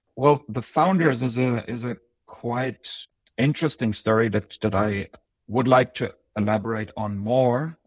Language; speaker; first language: English; non-native, fluent; Bosnian